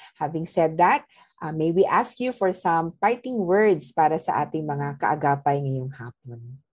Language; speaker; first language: Filipino; non-native, local second language; Cebuano